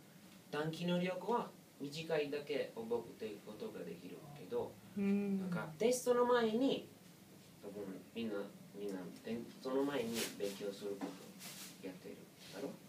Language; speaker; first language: Japanese; non-native, learner; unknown